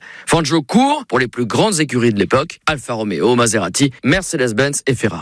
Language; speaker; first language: French; native; French